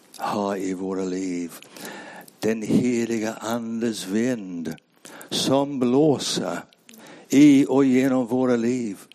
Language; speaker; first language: Swedish; non-native, fluent; English